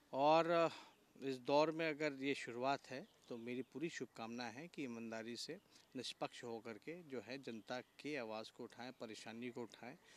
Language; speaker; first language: Hindi; native; Hindi